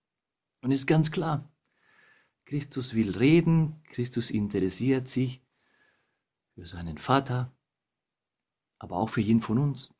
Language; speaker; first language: German; non-native, fluent; Spanish